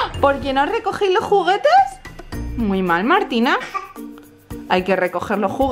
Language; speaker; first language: Spanish; native; Spanish